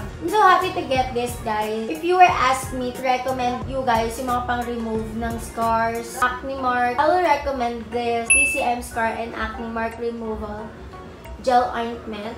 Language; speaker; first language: English; non-native, local second language; Filipino